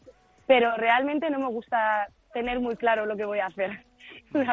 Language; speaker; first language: Spanish; native; Spanish